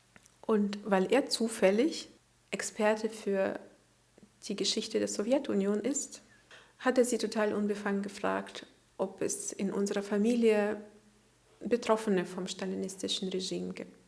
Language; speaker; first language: German; early bilingual, other home language; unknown